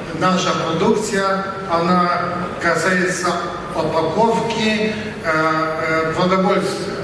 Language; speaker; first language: Russian; non-native, learner; Polish